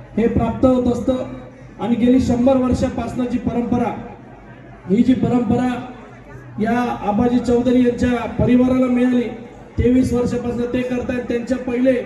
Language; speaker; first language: Marathi; native; Marathi